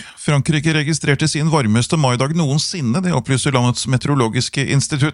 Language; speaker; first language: Norwegian; native; Norwegian